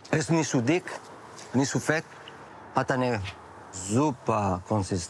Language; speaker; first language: German; non-native, learner; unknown